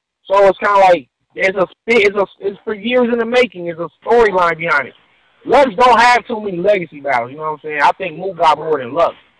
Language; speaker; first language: English; native; English